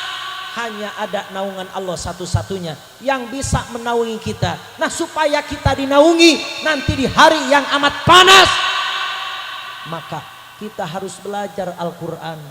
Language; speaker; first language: Indonesian; native; Indonesian